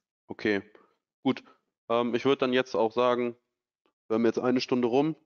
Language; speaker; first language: German; native; German